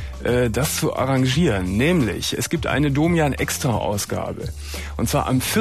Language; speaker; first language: German; native; German